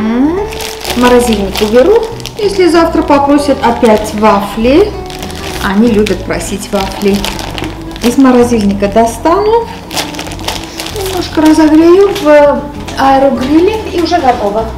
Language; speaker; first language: Russian; non-native, fluent; Armenian